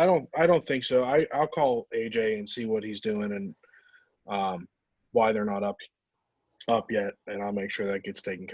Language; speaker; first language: English; native; English